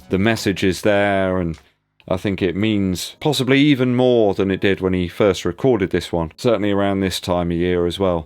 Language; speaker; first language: English; native; English